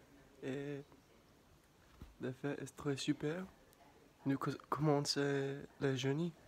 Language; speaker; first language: French; non-native, learner; English